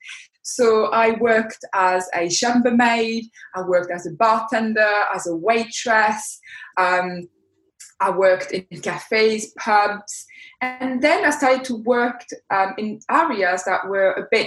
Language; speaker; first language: English; non-native, fluent; French